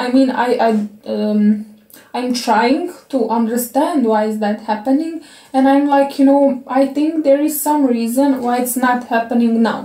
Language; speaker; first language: English; non-native, fluent; Serbian